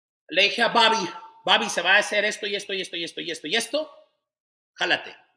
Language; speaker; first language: Spanish; early bilingual, heritage; Spanish